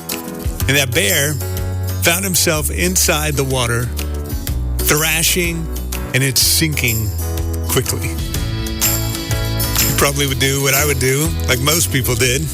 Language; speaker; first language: English; native; English